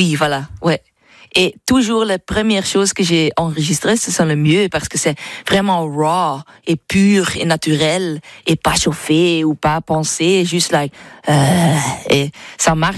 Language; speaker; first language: French; non-native, learner; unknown